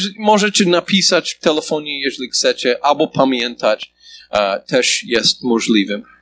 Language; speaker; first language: Polish; non-native, fluent; English